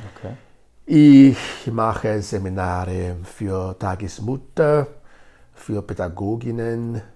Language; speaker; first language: German; non-native, fluent; Bini